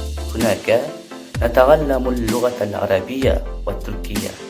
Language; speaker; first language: Arabic; non-native, learner; Kyrgyz